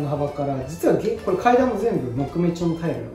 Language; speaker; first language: Japanese; native; Japanese